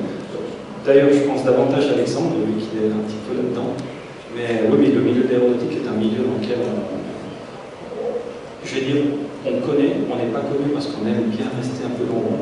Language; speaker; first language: French; native; French